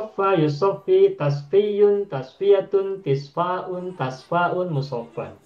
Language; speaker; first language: Arabic; non-native, fluent; Indonesian